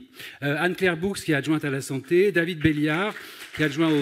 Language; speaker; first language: French; native; French